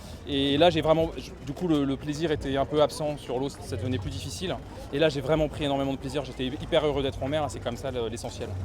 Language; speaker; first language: French; native; French